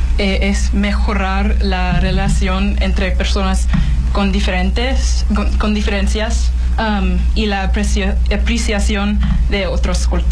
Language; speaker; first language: Spanish; non-native, learner; English